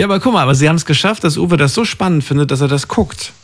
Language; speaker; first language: German; native; German